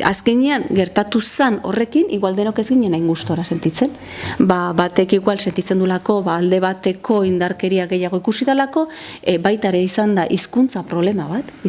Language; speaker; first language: Basque; native; Basque